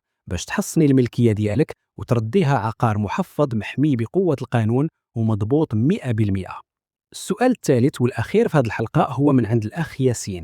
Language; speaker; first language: Arabic; native; Arabic